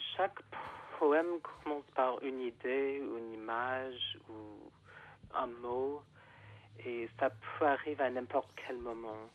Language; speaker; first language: French; non-native, fluent; English